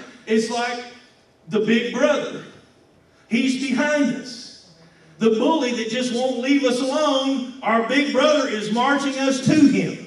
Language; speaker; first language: English; native; English